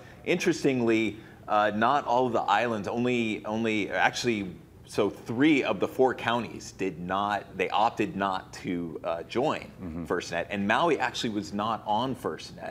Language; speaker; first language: English; native; English